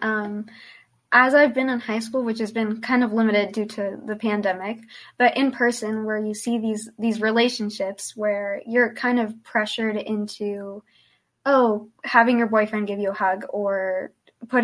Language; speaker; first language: English; early bilingual, other home language; Spanish